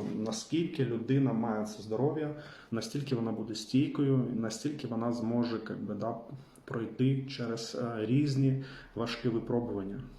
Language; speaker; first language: Ukrainian; non-native, local second language; Russian